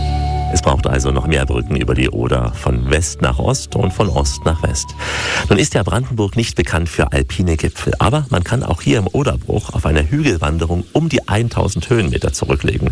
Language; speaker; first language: German; native; German